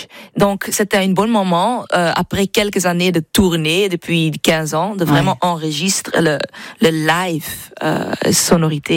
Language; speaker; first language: French; non-native, learner; Dutch